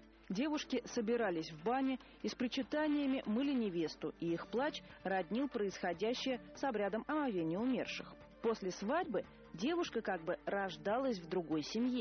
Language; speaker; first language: Russian; native; Russian